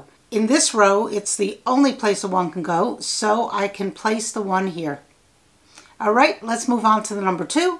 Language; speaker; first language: English; native; English